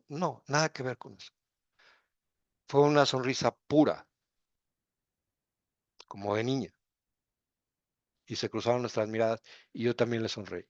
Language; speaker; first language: Spanish; native; Spanish